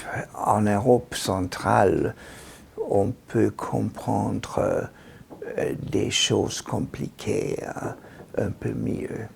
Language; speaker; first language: French; non-native, learner; Hungarian